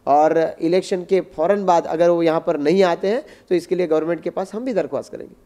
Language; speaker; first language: Hindi; non-native, local second language; Marathi